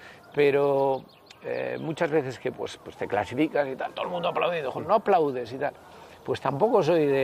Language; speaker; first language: Spanish; native; Spanish